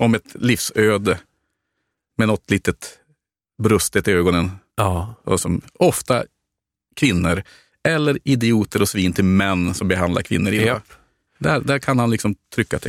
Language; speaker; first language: Swedish; native; Swedish